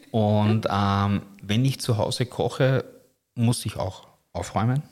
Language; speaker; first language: German; native; German